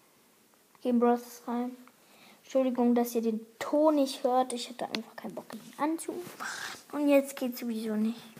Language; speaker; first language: German; native; German